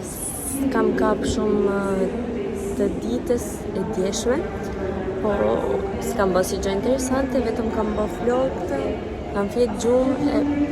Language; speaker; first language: Albanian; early bilingual, heritage; Albanian